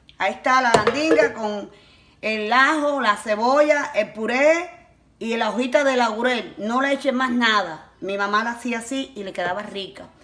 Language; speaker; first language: Spanish; native; Spanish